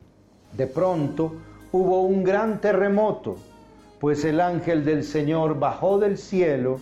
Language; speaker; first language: Spanish; native; Spanish